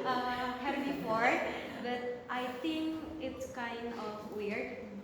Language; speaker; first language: English; non-native, learner; Indonesian